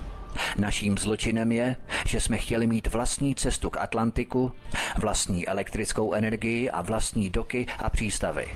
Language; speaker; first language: Czech; native; Czech